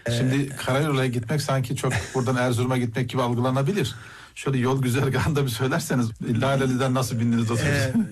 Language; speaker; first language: Turkish; native; Turkish